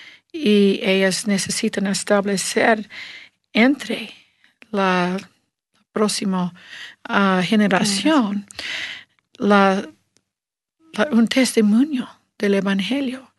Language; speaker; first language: Spanish; non-native, learner; English